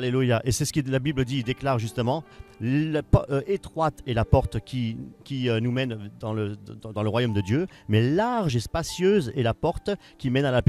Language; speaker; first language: French; native; French